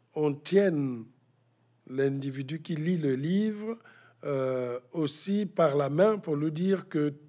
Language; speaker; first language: French; non-native, local second language; Kituba (Democratic Republic of Congo)